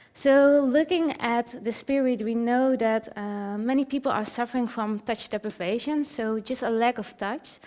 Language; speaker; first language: English; early bilingual, other home language; Dutch